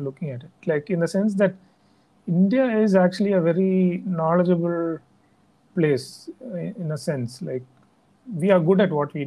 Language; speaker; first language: English; non-native, local second language; Tamil